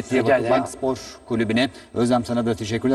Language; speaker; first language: Turkish; native; Turkish